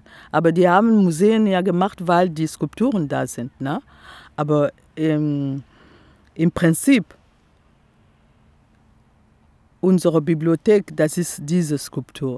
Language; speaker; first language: German; non-native, fluent; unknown